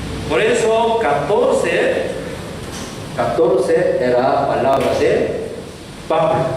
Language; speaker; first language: Spanish; non-native, learner; Korean